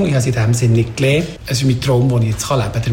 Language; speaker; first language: German; native; German